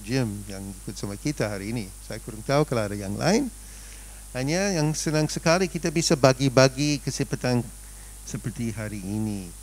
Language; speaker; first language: Indonesian; non-native, fluent; English